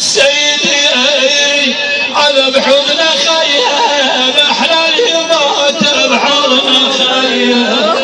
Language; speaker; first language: Arabic; native; Arabic